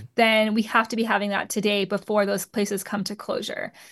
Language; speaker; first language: English; native; English